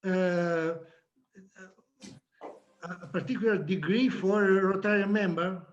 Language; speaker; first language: English; non-native, learner; Italian